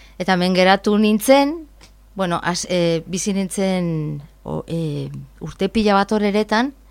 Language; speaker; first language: Basque; non-native, learner; Galician